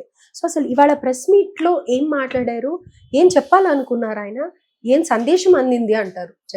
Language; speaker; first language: Telugu; native; Telugu